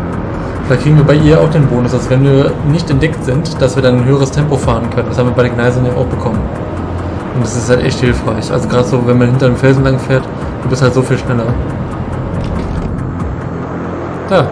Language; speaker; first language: German; native; German